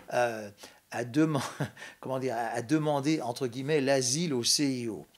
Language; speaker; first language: French; native; French